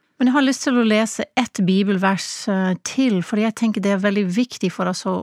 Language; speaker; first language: Norwegian; non-native, fluent; English